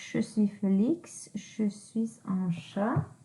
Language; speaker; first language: French; non-native, learner; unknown